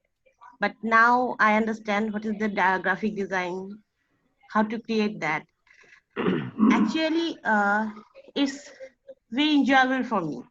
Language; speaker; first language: English; non-native, learner; Bangla